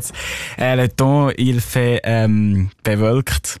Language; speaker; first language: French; non-native, learner; German